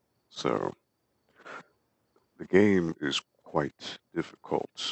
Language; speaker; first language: English; early bilingual, other home language; Spanish